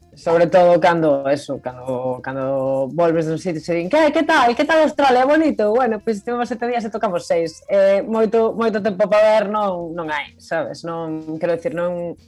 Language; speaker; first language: Galician; non-native, local second language; Spanish